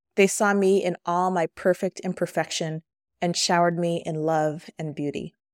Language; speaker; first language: English; native; English